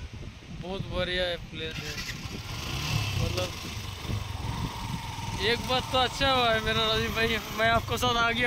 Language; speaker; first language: Hindi; non-native, local second language; Bangla